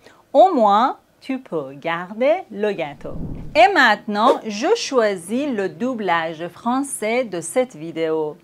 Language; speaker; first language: French; native; French